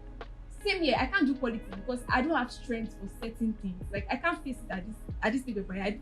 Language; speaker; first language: English; non-native, local second language; Yoruba